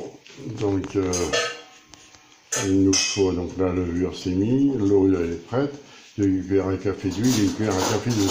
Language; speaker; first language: French; native; French